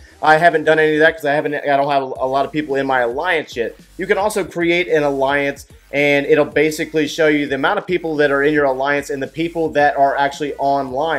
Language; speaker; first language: English; native; English